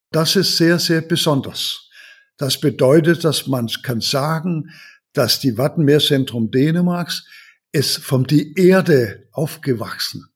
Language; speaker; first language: German; non-native, learner; Danish